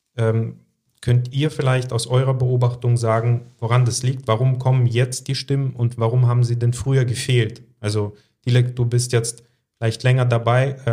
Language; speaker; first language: German; early bilingual, other home language; Russian